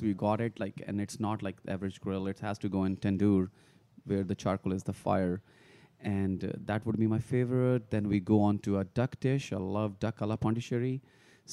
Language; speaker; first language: English; non-native, local second language; Punjabi